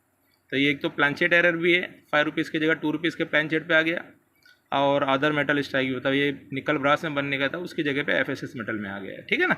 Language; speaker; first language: Hindi; native; Hindi